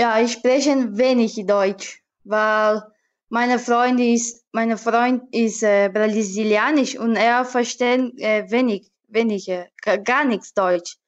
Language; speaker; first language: German; early bilingual, heritage; German